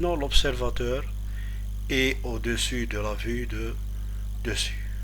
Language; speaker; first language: French; non-native, local second language; Arabic